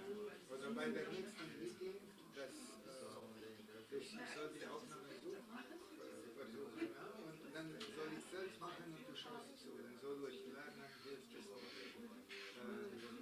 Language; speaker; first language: German; non-native, learner; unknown